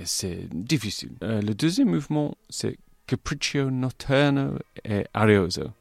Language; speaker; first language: French; non-native, fluent; English